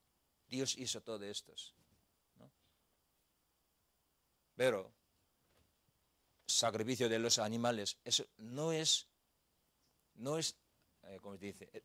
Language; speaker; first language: Spanish; non-native, learner; Korean